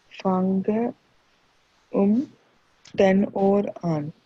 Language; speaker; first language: German; non-native, learner; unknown